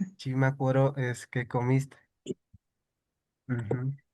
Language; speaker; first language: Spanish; non-native, local second language; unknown